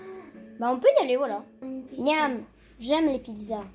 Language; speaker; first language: French; native; French